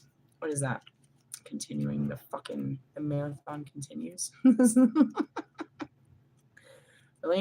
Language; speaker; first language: English; native; English